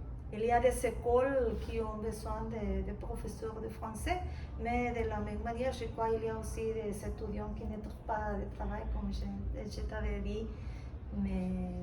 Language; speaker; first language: French; non-native, fluent; Spanish